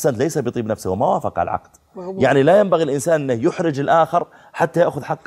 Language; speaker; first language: Arabic; native; Arabic